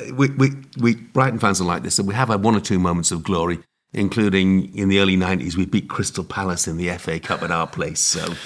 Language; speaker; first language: English; native; English